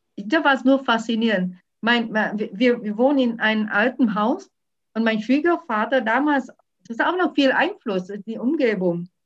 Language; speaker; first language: German; non-native, fluent; Vietnamese